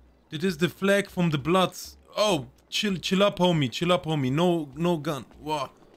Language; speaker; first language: English; non-native, learner; German